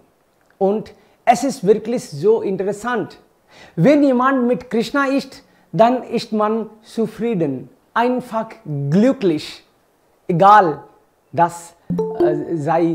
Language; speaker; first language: German; non-native, fluent; Hindi